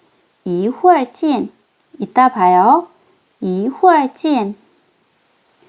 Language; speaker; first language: Chinese; non-native, fluent; Korean